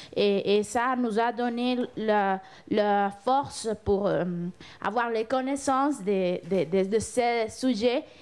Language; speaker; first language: French; non-native, fluent; Spanish